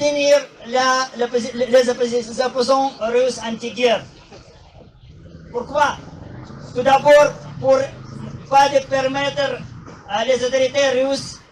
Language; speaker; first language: French; non-native, learner; Russian